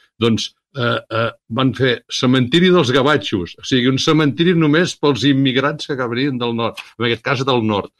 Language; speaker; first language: Catalan; native; Catalan